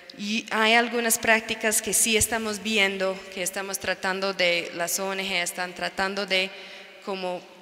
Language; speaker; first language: Spanish; non-native, fluent; English